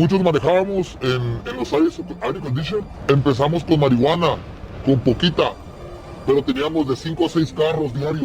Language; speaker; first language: Spanish; native; Spanish